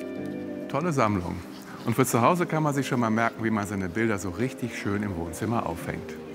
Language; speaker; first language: German; native; German